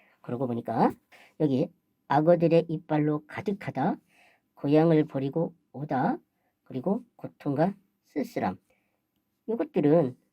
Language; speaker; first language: Korean; native; Korean